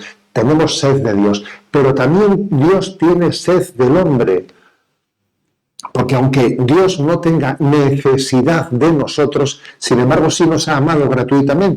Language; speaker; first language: Spanish; native; Spanish